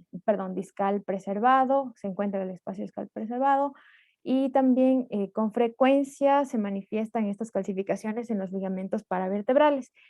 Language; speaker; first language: Spanish; native; Spanish